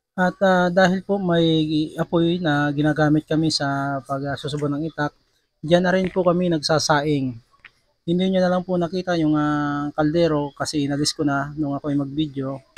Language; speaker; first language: Filipino; non-native, local second language; Bikol